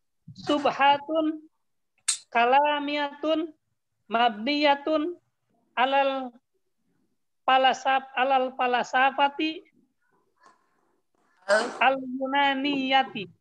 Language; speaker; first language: Arabic; non-native, learner; Indonesian